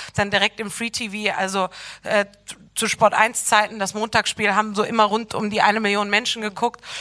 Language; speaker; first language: German; native; German